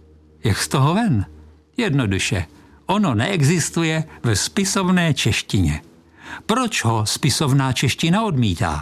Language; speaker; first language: Czech; native; Czech